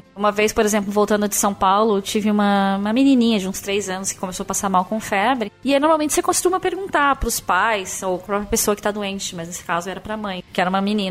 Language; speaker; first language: Portuguese; native; Portuguese